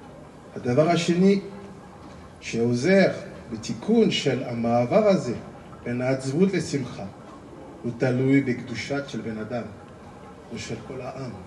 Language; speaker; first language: Hebrew; non-native, learner; French